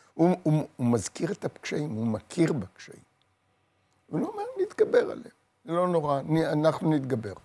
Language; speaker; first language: Hebrew; native; Hebrew